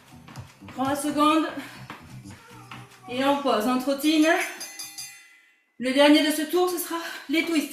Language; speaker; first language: French; native; French